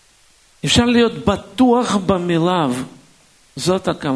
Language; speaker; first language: Hebrew; non-native, fluent; Russian